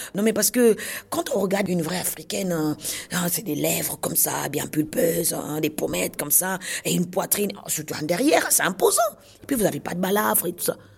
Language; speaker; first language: French; non-native, local second language; Kongo